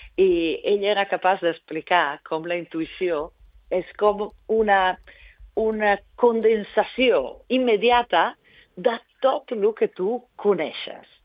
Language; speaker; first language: Catalan; non-native, fluent; Italian